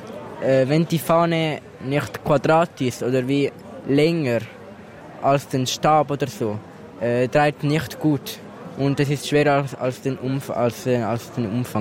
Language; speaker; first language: German; non-native, local second language; Italian